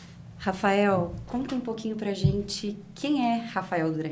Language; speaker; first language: Portuguese; native; Portuguese